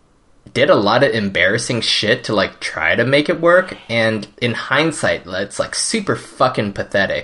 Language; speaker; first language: English; early bilingual, other home language; Cantonese